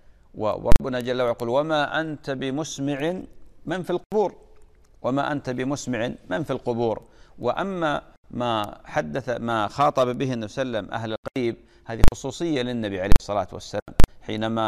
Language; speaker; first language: Arabic; native; Arabic